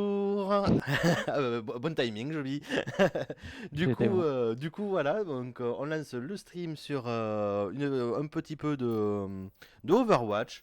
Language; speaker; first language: French; native; French